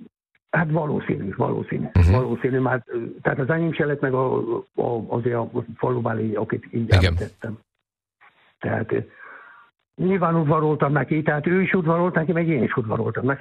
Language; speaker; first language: Hungarian; native; Hungarian